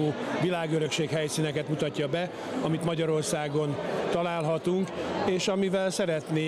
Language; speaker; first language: Hungarian; native; Hungarian